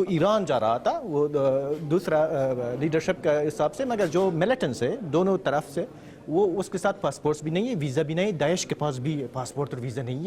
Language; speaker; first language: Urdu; non-native, fluent; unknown